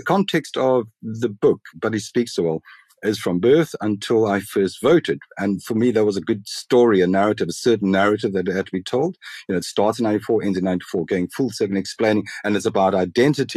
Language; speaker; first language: English; native; English